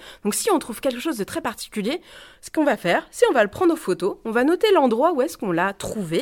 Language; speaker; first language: French; native; French